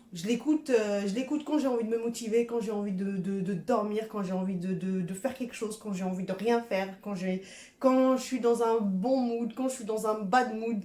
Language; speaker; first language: French; native; French